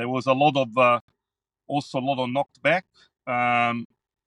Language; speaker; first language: English; non-native, fluent; Italian